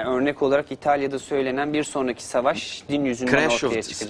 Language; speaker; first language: Turkish; native; Turkish